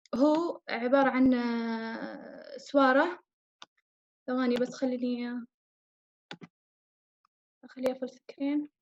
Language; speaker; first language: Arabic; native; Arabic